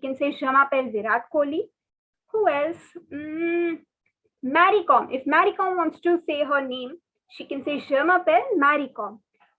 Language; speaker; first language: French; non-native, fluent; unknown